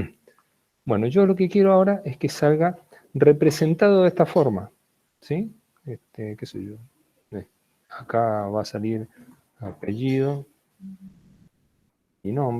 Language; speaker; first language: Spanish; native; Spanish